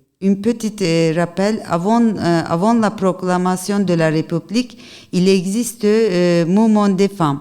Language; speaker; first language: French; non-native, learner; Turkish